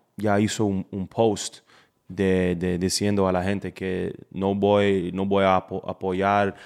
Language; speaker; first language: Spanish; non-native, learner; English